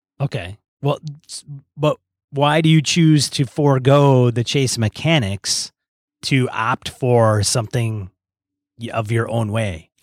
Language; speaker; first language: English; native; English